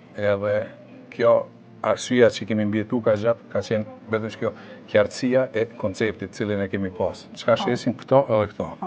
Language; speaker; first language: Albanian; early bilingual, other home language; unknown